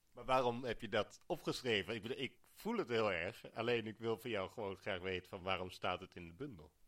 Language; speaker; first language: Dutch; native; Dutch